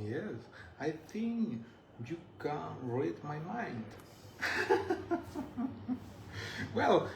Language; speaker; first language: English; non-native, learner; Spanish